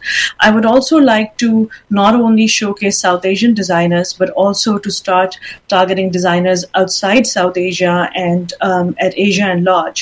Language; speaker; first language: English; non-native, local second language; Urdu